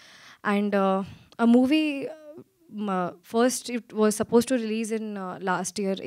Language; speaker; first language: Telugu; non-native, learner; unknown